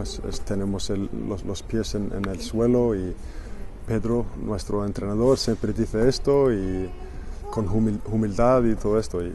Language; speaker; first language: Spanish; non-native, fluent; Icelandic